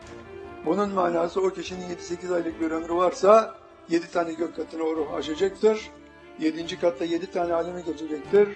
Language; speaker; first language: Turkish; native; Turkish